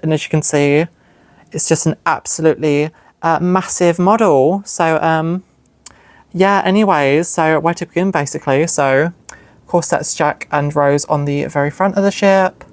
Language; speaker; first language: English; native; English